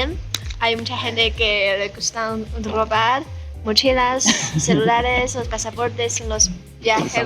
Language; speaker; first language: Spanish; non-native, learner; Chinese